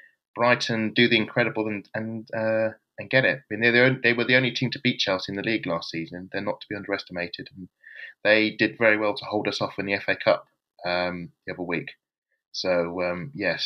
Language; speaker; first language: English; native; English